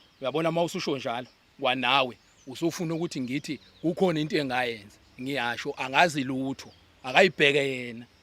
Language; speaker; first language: Zulu; native; Zulu